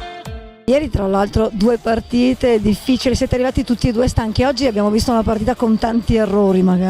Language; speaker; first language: Italian; native; Italian